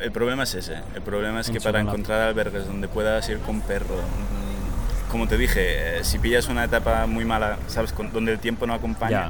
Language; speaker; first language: Spanish; native; Spanish